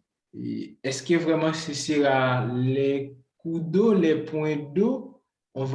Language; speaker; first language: French; non-native, local second language; Haitian Creole